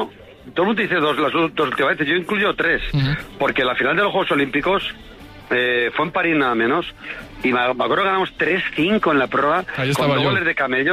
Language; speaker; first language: Spanish; native; Spanish